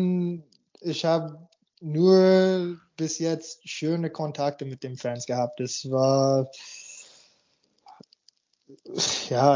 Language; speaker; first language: German; non-native, fluent; English